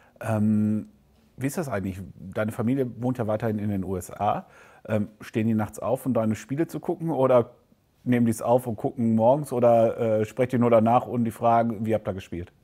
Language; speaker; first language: German; native; German